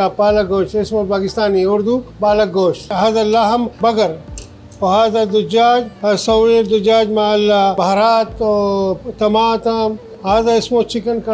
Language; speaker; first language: Arabic; non-native, learner; Urdu